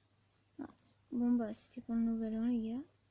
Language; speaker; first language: French; native; French